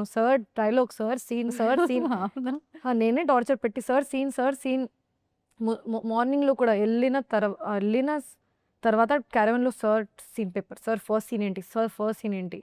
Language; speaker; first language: Telugu; non-native, fluent; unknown